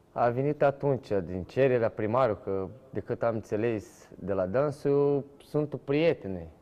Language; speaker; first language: Romanian; non-native, fluent; Portuguese